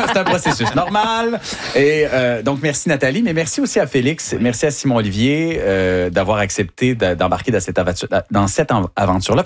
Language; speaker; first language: French; native; French